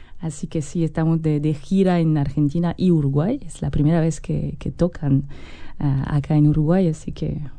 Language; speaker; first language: Spanish; non-native, fluent; French